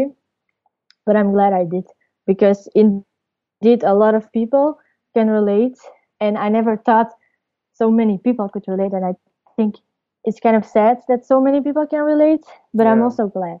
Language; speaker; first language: English; non-native, fluent; Dutch